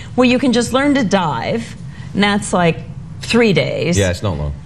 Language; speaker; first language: English; native; English